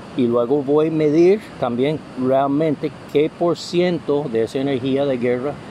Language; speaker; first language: Spanish; non-native, fluent; English